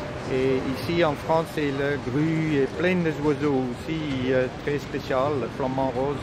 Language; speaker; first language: French; non-native, learner; Dutch